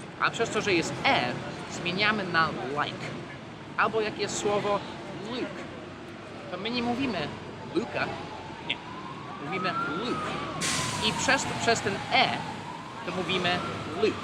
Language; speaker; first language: Polish; non-native, fluent; English